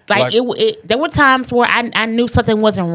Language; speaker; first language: English; native; English